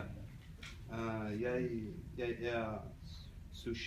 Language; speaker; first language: Danish; non-native, learner; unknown